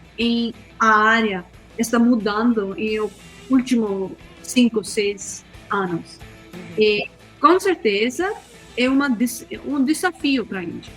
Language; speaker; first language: Portuguese; non-native, fluent; Hindi